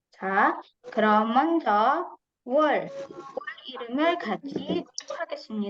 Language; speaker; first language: Korean; non-native, fluent; Indonesian